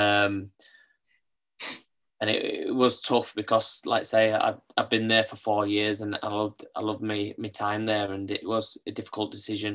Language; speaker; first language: English; native; English